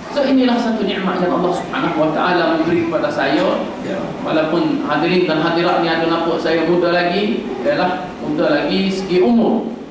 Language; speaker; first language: Malay; non-native, fluent; Arabic